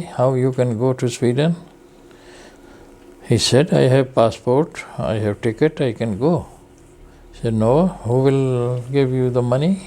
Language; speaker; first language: English; non-native, fluent; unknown